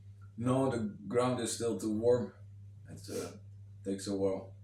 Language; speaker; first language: English; non-native, fluent; Dutch